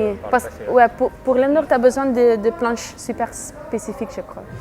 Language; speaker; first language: French; non-native, fluent; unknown